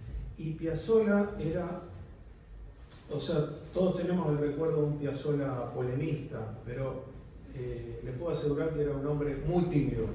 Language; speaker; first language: Spanish; native; Spanish